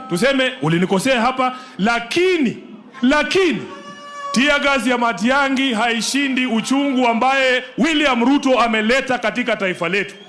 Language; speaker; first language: Swahili; non-native, local second language; Luyia